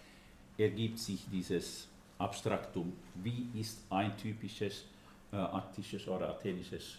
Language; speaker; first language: German; non-native, fluent; Finnish